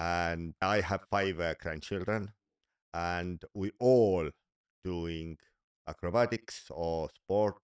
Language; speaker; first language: English; non-native, learner; Estonian